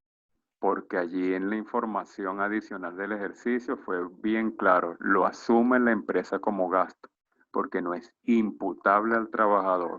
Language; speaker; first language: Spanish; native; Spanish